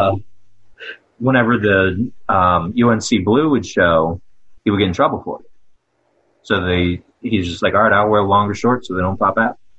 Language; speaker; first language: English; native; English